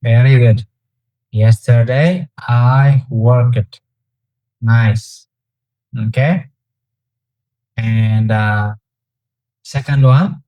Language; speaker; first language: English; non-native, fluent; Tigrinya